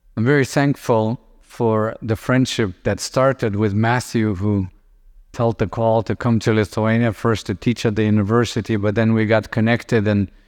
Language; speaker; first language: English; non-native, fluent; Lithuanian